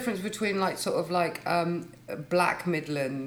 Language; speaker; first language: English; native; English